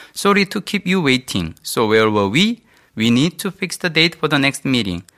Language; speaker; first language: English; non-native, fluent; Korean